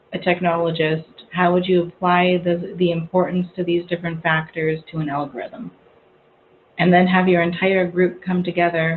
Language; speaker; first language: English; native; English